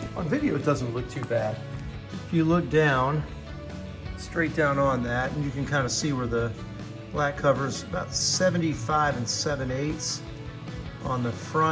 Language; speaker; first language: English; native; English